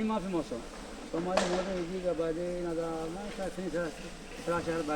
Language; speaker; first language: Arabic; non-native, learner; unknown